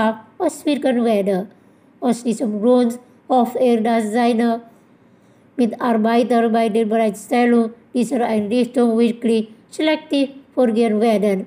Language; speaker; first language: German; non-native, fluent; Indonesian